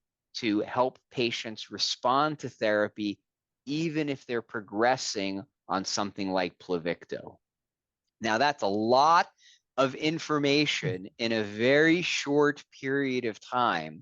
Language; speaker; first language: English; native; English